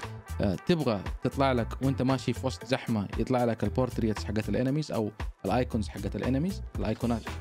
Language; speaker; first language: Arabic; native; Arabic